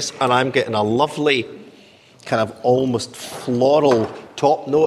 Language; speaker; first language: English; native; English